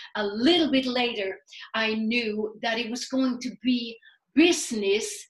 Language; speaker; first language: English; non-native, fluent; Swedish